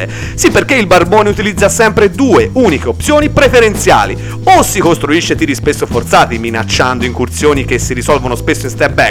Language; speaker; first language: Italian; native; Italian